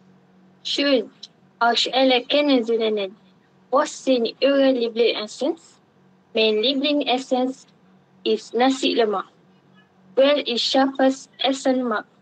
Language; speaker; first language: German; non-native, learner; Malay